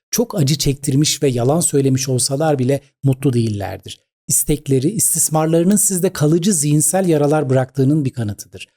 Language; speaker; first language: Turkish; native; Turkish